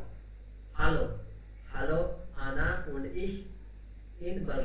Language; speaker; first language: German; non-native, learner; Hindi